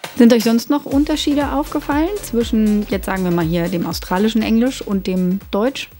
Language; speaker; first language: German; native; German